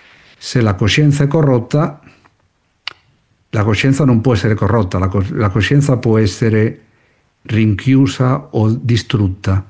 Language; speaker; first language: Italian; non-native, fluent; Spanish